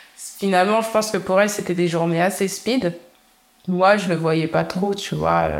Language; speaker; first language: French; native; French